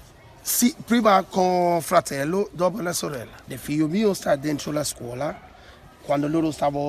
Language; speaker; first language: Italian; non-native, learner; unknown